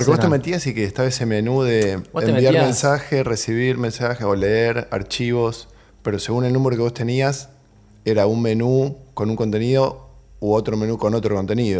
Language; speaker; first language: Spanish; native; Spanish